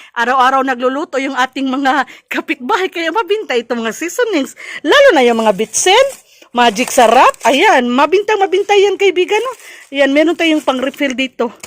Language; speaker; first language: Filipino; non-native, local second language; Cebuano